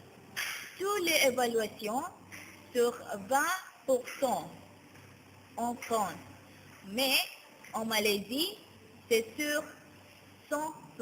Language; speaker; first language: French; non-native, learner; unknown